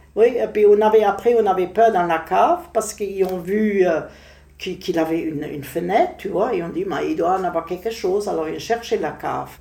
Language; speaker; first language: French; non-native, fluent; German